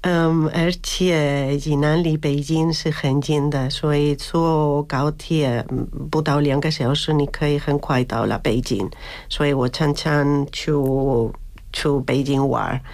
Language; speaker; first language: Chinese; non-native, learner; Spanish